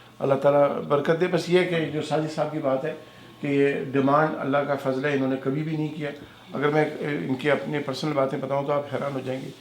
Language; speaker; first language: Urdu; native; Urdu